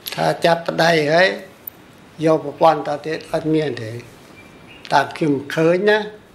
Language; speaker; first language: Khmer; native; Khmer